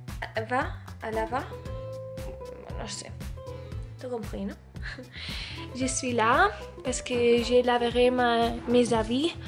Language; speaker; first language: French; non-native, learner; Spanish